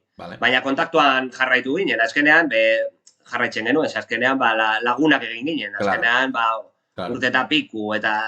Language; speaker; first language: Basque; non-native, local second language; Spanish